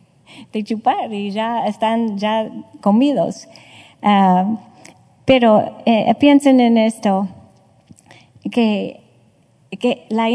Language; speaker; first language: Spanish; non-native, fluent; English